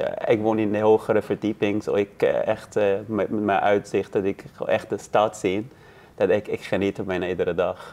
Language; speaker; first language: Dutch; non-native, learner; Persian